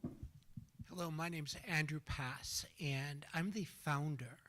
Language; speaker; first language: English; native; English